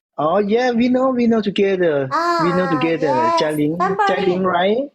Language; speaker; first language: English; non-native, learner; Thai